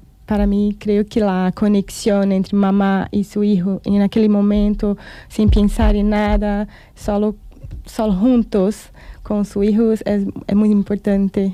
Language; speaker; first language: Spanish; non-native, learner; Portuguese